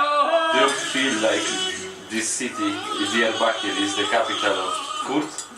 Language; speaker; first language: English; non-native, fluent; Polish